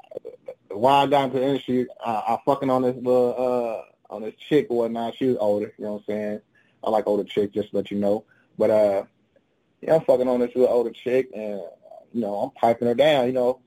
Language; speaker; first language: English; native; English